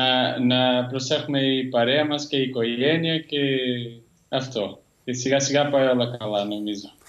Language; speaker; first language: Greek; non-native, learner; Portuguese